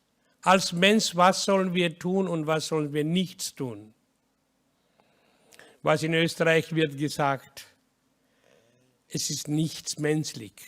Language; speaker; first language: German; non-native, learner; Hindi